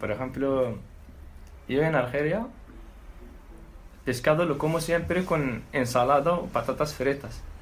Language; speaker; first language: Spanish; non-native, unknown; Arabic